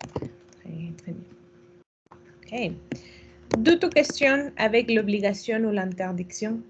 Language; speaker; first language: French; non-native, fluent; Spanish